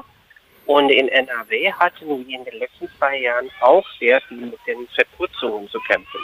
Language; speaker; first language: German; non-native, fluent; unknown